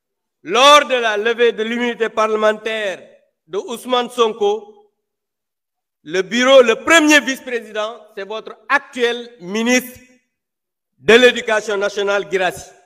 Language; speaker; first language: French; non-native, local second language; Wolof